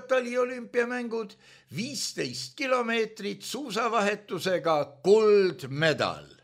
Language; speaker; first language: Estonian; native; Estonian